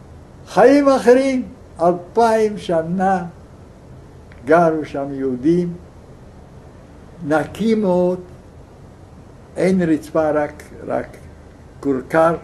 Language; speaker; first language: Hebrew; non-native, fluent; Yiddish